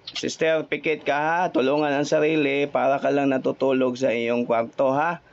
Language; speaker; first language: Filipino; non-native, local second language; Cebuano